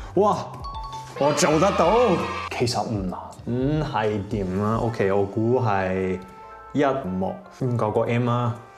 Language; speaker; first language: Cantonese; non-native, fluent; English